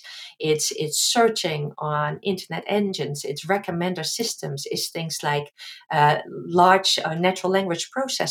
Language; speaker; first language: English; non-native, fluent; Dutch